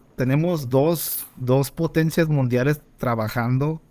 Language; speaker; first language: Spanish; native; Spanish